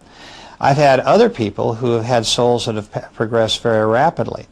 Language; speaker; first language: English; native; English